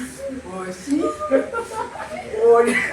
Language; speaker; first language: Chinese; non-native, learner; Indonesian